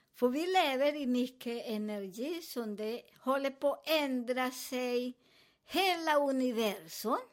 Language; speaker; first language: Swedish; non-native, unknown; Spanish